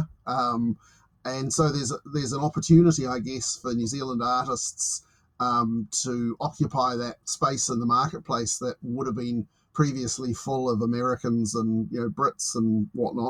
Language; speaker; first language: English; native; English